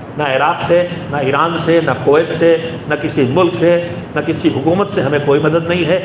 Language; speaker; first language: Urdu; native; Urdu